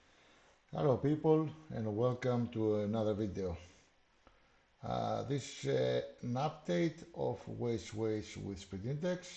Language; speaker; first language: English; non-native, fluent; Greek